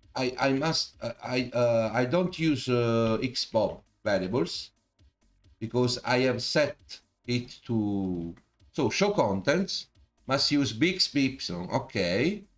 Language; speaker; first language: English; non-native, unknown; Italian